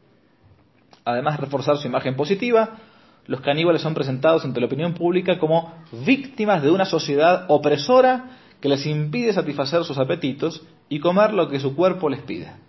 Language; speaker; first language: Spanish; native; Spanish